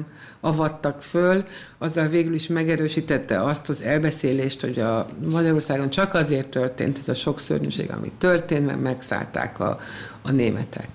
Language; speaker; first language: Hungarian; native; Hungarian